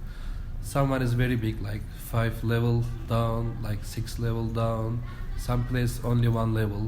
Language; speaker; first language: English; non-native, learner; Turkish